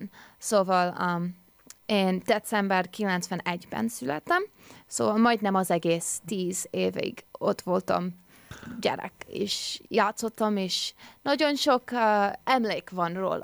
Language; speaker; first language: Hungarian; non-native, learner; English